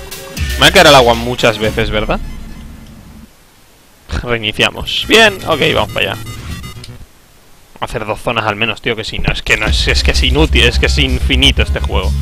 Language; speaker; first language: Spanish; native; Spanish